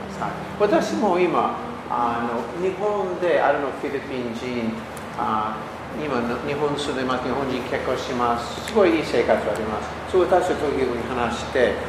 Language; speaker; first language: Japanese; non-native, learner; English